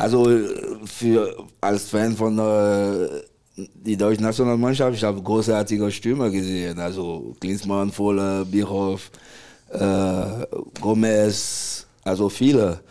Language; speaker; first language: German; non-native, fluent; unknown